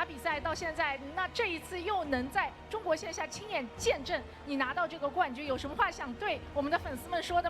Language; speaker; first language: Chinese; native; Chinese